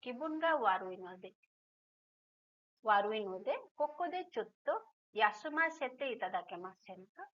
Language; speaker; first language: Japanese; non-native, fluent; Hindi